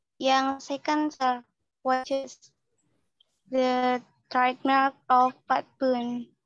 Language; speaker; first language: English; non-native, learner; Indonesian